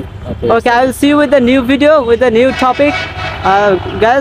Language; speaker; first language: English; non-native, learner; Bangla